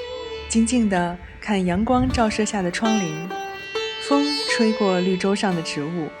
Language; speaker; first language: Chinese; native; Chinese